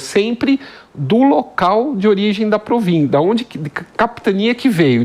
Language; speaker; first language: Portuguese; native; Portuguese